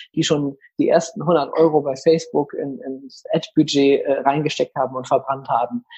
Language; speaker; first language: German; native; German